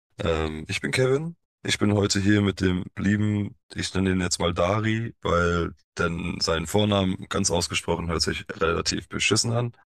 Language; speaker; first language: German; early bilingual, other home language; Polish